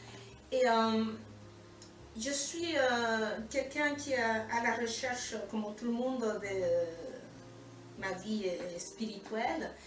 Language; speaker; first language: French; non-native, fluent; Spanish